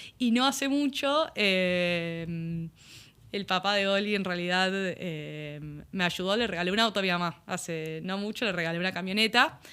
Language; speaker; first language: Spanish; early bilingual, other home language; English